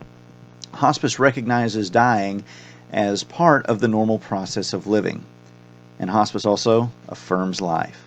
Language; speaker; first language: English; native; English